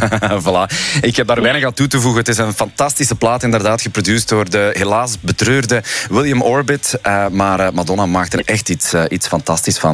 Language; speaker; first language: Dutch; native; Dutch